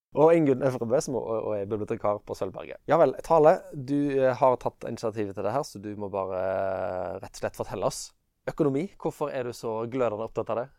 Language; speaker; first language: Norwegian; native; Norwegian